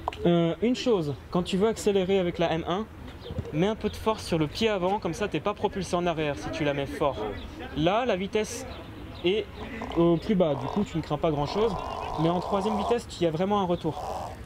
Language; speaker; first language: French; native; French